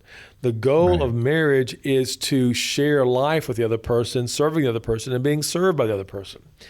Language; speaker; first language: English; native; English